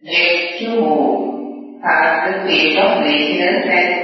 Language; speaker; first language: English; non-native, local second language; Sinhala